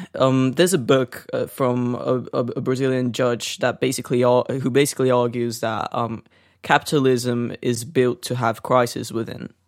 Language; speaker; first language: English; non-native, fluent; Portuguese